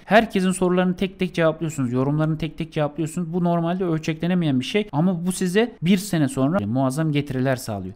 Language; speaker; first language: Turkish; native; Turkish